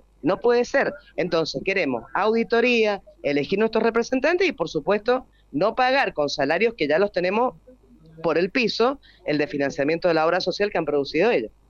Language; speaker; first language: Spanish; native; Spanish